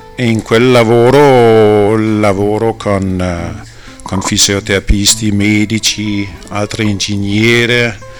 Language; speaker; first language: Italian; non-native, fluent; Danish